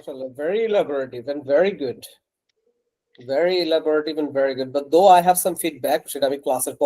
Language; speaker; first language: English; non-native, fluent; Bangla